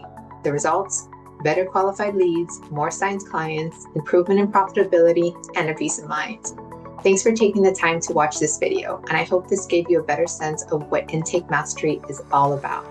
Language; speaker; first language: English; native; English